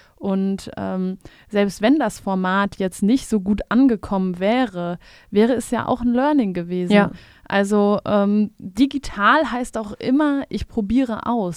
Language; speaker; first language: German; native; German